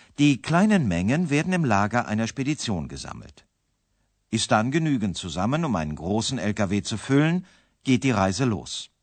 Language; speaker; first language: German; native; German